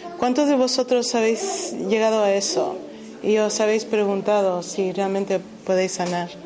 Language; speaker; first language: Spanish; early bilingual, heritage; Spanish